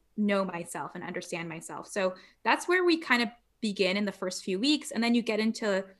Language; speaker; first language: English; native; English